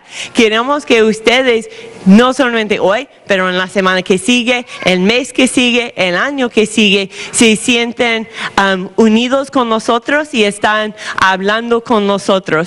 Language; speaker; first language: Spanish; non-native, fluent; English